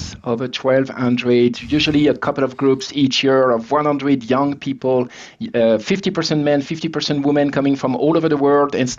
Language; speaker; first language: English; non-native, fluent; French